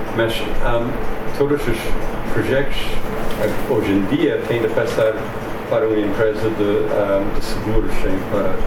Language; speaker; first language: Portuguese; non-native, fluent; English